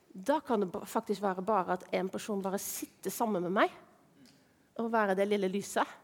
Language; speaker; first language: Norwegian; non-native, fluent; Dutch